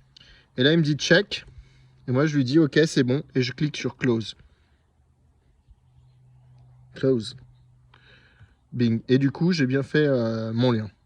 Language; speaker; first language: French; native; French